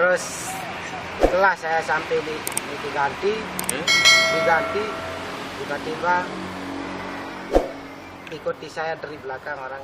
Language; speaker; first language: Indonesian; non-native, local second language; Sasak